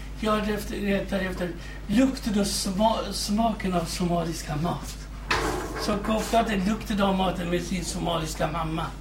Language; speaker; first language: Swedish; non-native, fluent; Kurdish